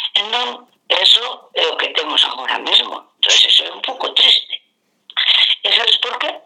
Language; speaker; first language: Galician; non-native, local second language; Spanish